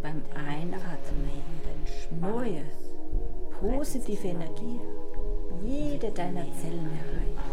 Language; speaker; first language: German; native; German